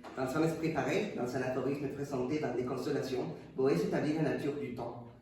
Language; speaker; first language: French; non-native, fluent; Spanish